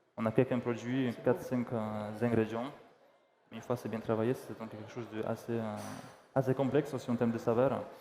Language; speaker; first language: French; non-native, fluent; Polish